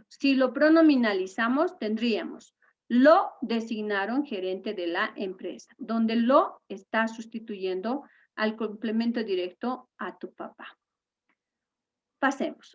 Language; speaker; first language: Spanish; native; Spanish